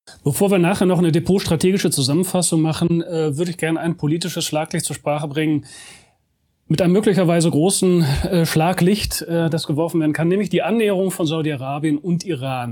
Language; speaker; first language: German; native; German